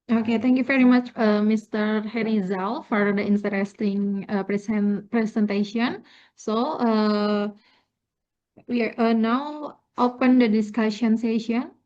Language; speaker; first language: English; non-native, learner; Indonesian